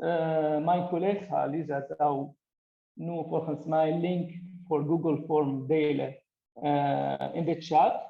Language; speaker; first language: Dutch; non-native, fluent; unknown